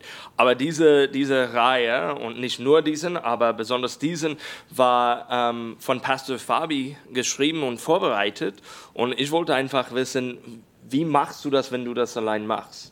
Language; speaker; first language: German; non-native, learner; English